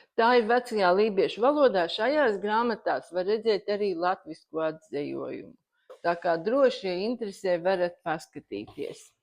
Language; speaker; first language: Latvian; native; Latvian